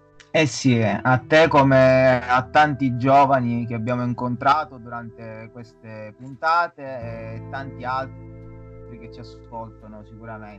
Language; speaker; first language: Italian; native; Italian